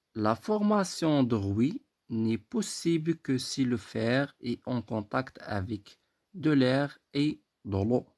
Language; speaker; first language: French; non-native, local second language; Arabic